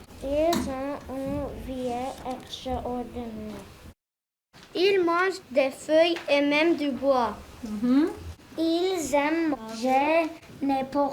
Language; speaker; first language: French; non-native, learner; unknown